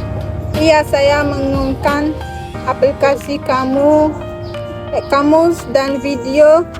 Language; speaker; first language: Indonesian; non-native, learner; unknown